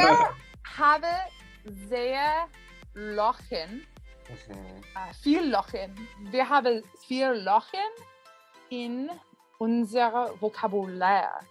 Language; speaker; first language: German; non-native, learner; English